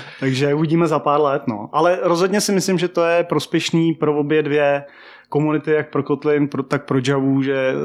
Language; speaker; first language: Czech; native; Czech